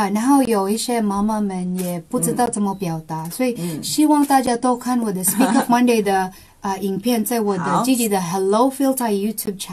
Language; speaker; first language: Chinese; non-native, local second language; Cebuano